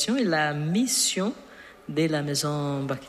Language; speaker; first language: French; non-native, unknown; Portuguese